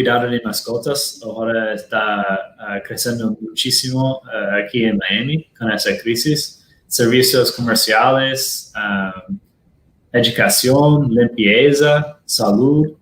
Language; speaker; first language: Spanish; non-native, fluent; Portuguese